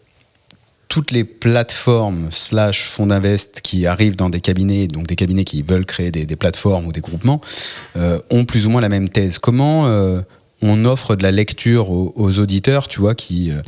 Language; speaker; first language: French; native; French